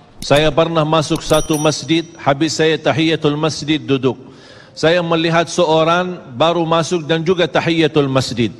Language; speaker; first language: Malay; native; Malay